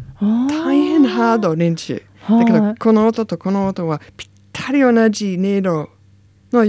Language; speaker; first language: Japanese; non-native, learner; English